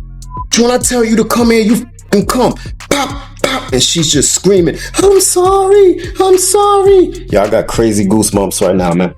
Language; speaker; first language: English; native; English